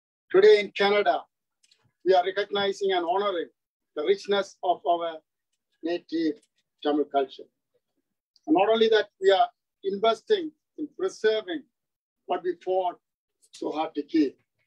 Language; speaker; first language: English; non-native, local second language; Tamil